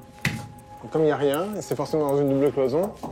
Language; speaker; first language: French; native; French